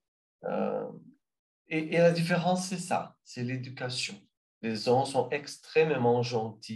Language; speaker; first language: French; non-native, learner; Portuguese